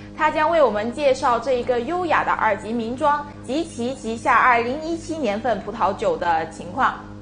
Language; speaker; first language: Chinese; native; Chinese